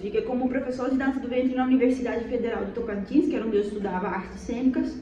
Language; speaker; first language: Portuguese; non-native, fluent; Spanish